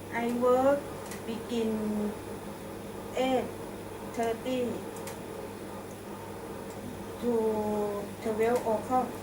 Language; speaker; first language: English; non-native, learner; Thai